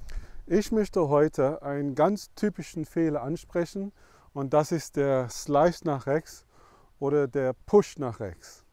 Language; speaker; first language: German; non-native, fluent; English